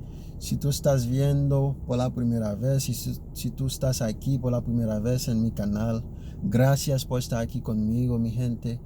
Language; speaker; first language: Spanish; early bilingual, other home language; Haitian Creole